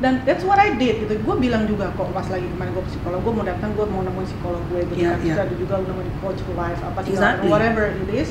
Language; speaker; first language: Indonesian; native; Indonesian